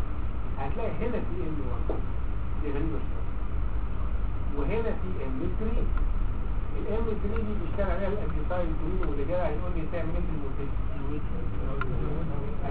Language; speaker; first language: Arabic; native; Arabic